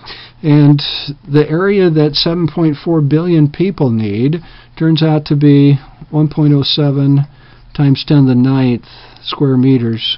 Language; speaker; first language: English; native; English